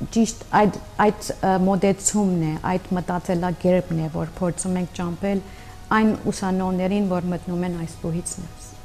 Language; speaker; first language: Armenian; early bilingual, heritage; Armenian